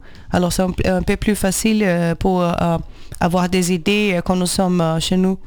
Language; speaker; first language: French; non-native, learner; Portuguese